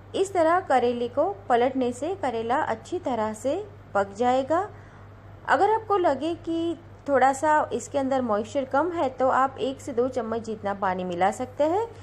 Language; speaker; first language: Hindi; non-native, local second language; Gujarati